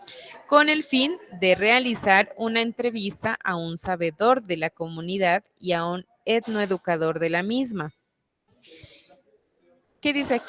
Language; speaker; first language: Spanish; native; Spanish